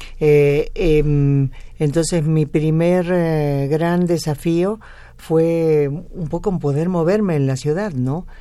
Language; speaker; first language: Spanish; native; Spanish